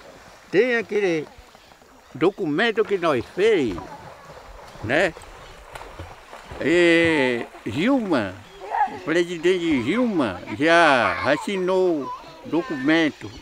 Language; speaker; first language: Portuguese; non-native, local second language; Kayapó